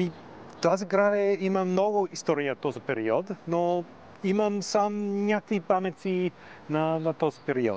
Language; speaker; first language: Bulgarian; non-native, learner; English